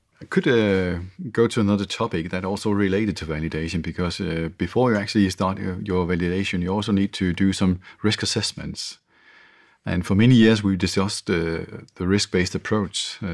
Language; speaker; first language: English; non-native, fluent; Danish